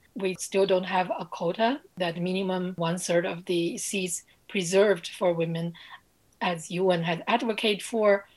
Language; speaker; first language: English; non-native, fluent; Chinese